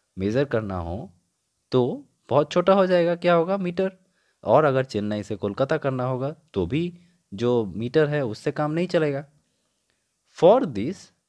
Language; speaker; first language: Hindi; non-native, local second language; Bangla